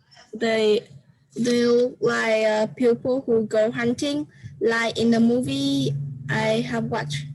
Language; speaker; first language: English; non-native, learner; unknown